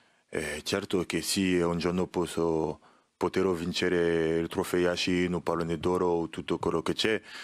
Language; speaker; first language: Italian; non-native, fluent; French